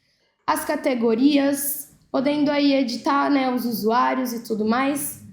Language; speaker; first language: Portuguese; native; Portuguese